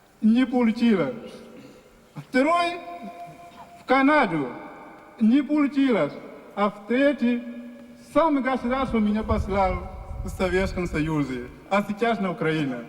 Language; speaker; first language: Russian; non-native, fluent; Portuguese